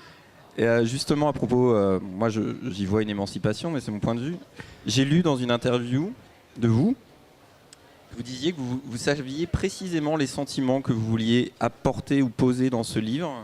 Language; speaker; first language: French; native; French